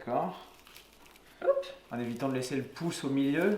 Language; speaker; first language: French; native; French